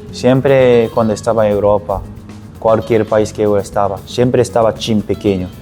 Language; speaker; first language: Portuguese; non-native, learner; Japanese